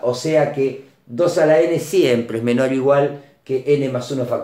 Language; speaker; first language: Spanish; native; Spanish